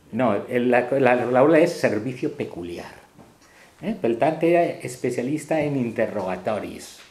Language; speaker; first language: Spanish; non-native, local second language; Catalan